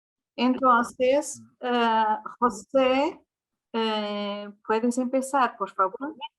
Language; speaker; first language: Spanish; non-native, fluent; Italian